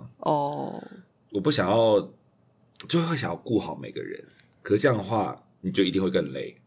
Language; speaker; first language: Chinese; native; Chinese